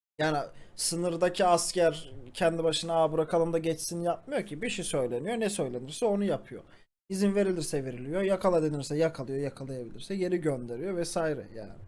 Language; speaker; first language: Turkish; native; Turkish